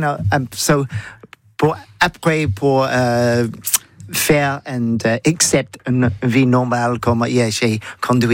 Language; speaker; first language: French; non-native, learner; English